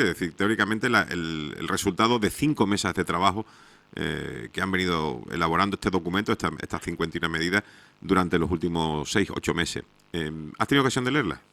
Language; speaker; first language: Spanish; native; Spanish